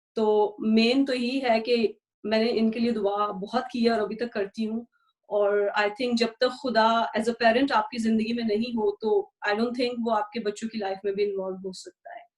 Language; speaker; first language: Urdu; native; Urdu